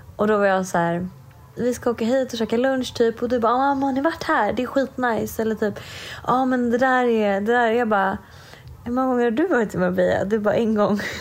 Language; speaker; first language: Swedish; native; Swedish